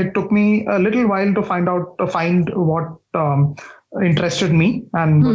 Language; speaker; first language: English; non-native, local second language; Malayalam